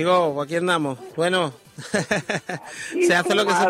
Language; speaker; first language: Spanish; native; Spanish